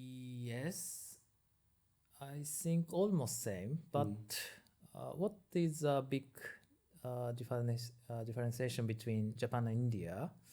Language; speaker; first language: English; non-native, learner; Japanese